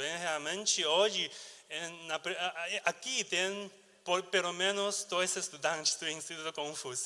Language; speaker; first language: Portuguese; non-native, learner; Chinese